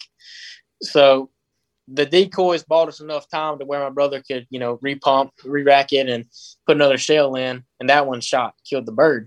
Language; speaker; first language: English; native; English